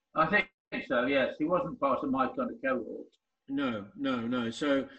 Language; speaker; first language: English; native; English